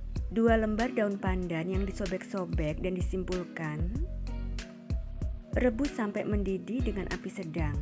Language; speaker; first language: Indonesian; native; Indonesian